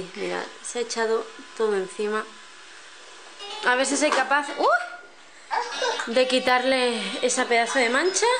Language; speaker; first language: Spanish; native; Spanish